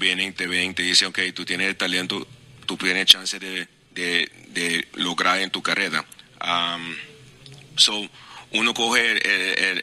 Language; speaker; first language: Spanish; non-native, fluent; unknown